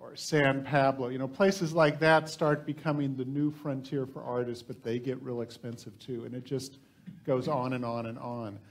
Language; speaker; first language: English; native; English